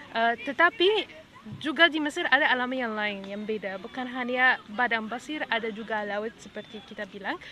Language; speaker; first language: Indonesian; non-native, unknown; Arabic